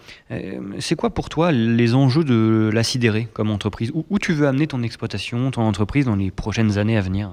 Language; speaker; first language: French; native; French